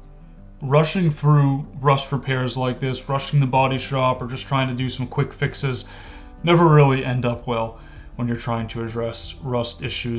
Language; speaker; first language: English; native; English